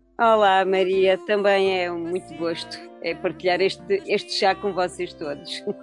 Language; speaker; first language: Portuguese; early bilingual, heritage; Portuguese